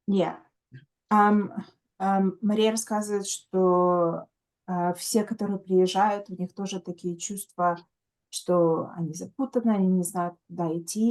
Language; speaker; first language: Russian; early bilingual, heritage; Russian